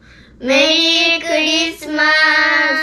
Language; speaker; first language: Japanese; early bilingual, other home language; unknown